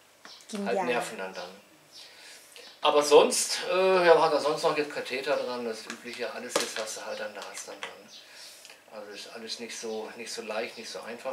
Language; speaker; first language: German; native; German